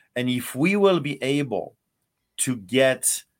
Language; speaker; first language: English; non-native, fluent; Polish